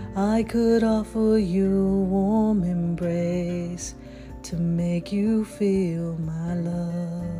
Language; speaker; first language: English; native; English